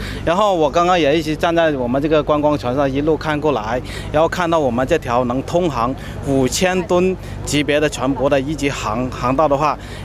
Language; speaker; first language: Chinese; native; Chinese